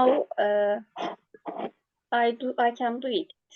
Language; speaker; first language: English; non-native, learner; Turkish